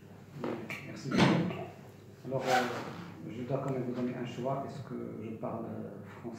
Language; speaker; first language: French; non-native, local second language; Arabic